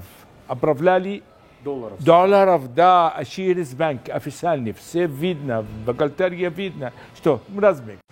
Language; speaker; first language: Russian; non-native, learner; Arabic